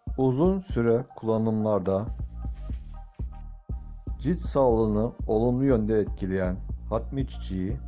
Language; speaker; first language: Turkish; native; Turkish